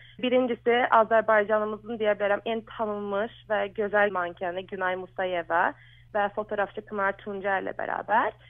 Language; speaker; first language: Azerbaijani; early bilingual, heritage; Azerbaijani